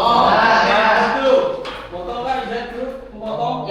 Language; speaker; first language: English; non-native, fluent; Indonesian